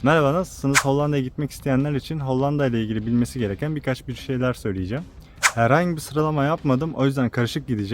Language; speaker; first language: Turkish; native; Turkish